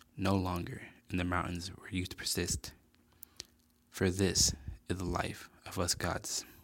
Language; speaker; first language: English; native; English